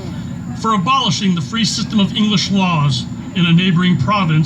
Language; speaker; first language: English; native; English